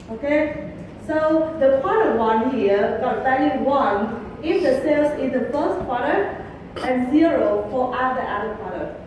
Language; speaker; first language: English; non-native, fluent; Vietnamese